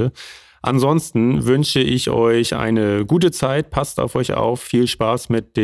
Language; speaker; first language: German; native; German